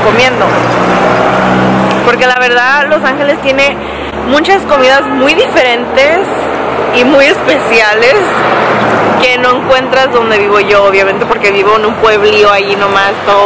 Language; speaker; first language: Spanish; early bilingual, heritage; Spanish